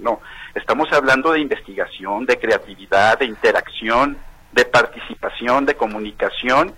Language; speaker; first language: Spanish; native; Spanish